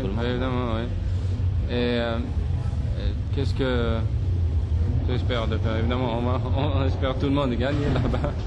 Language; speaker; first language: French; non-native, fluent; Swedish